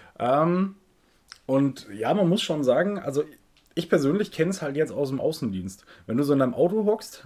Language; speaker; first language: German; native; German